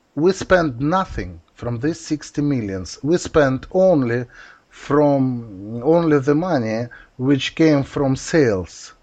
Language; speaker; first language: English; non-native, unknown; Russian